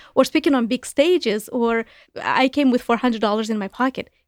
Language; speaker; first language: English; non-native, fluent; Romanian